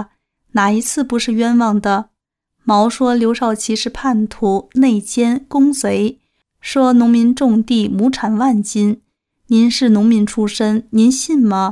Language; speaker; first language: Chinese; native; Chinese